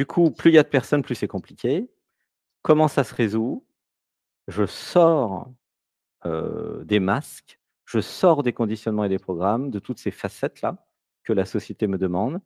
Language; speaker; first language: French; native; French